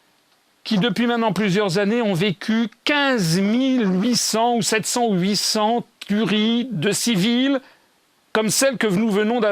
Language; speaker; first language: French; native; French